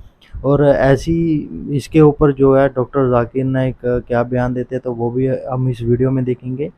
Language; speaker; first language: Hindi; native; Hindi